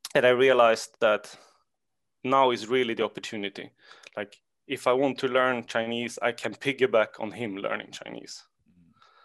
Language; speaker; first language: English; non-native, fluent; Swedish